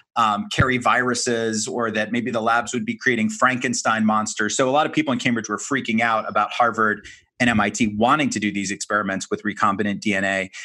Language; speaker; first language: English; native; English